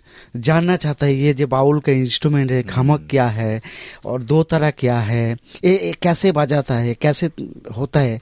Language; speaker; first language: Hindi; non-native, learner; Bangla